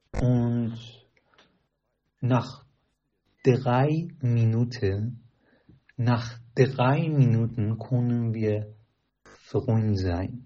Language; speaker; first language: German; non-native, learner; Persian